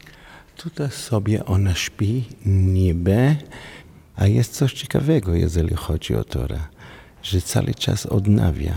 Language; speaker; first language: Polish; non-native, learner; Hebrew